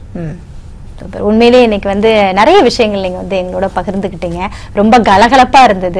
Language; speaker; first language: Tamil; native; Tamil